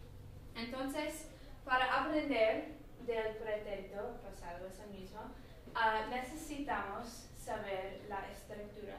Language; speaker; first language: Spanish; non-native, learner; English